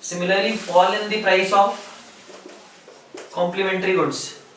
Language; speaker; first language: English; non-native, local second language; Hindi